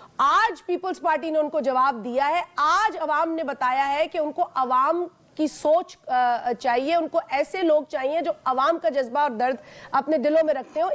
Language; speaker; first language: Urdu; non-native, local second language; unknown